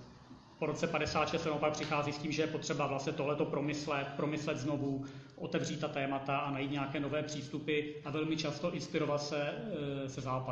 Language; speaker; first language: Czech; native; Czech